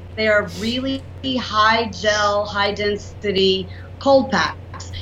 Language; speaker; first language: English; native; English